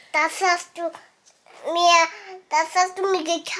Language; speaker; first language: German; early bilingual, other home language; Russian